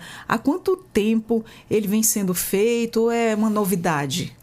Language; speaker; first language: Portuguese; native; Portuguese